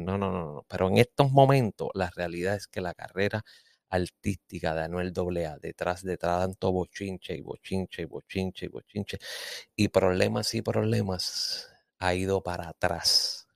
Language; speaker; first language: Spanish; native; Spanish